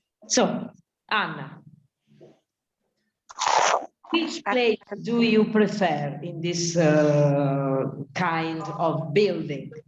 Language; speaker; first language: English; non-native, learner; Italian